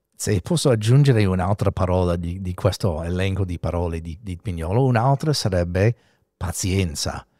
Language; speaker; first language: Italian; non-native, fluent; English